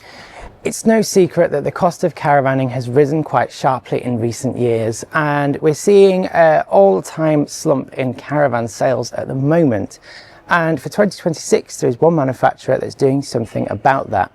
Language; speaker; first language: English; native; English